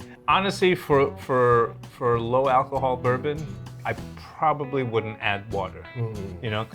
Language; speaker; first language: English; early bilingual, other home language; Korean